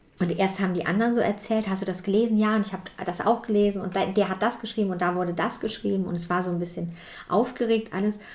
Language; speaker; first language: German; native; German